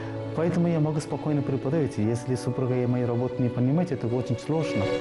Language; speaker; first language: Russian; non-native, learner; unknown